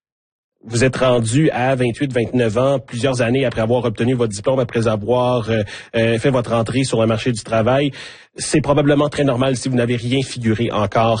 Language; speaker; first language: French; native; French